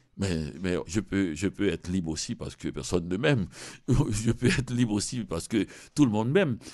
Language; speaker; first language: French; non-native, local second language; Haitian Creole